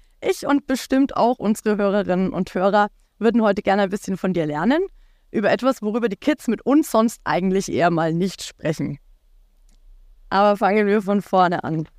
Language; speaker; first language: German; native; German